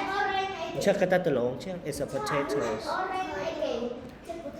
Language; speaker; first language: English; non-native, fluent; Khmer